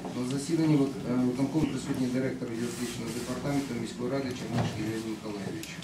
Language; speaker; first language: Ukrainian; non-native, local second language; Russian